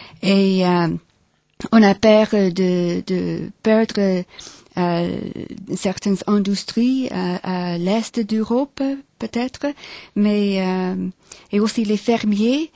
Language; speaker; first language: French; non-native, fluent; English